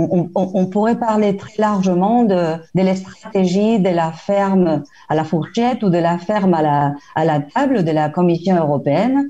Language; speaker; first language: French; non-native, fluent; Spanish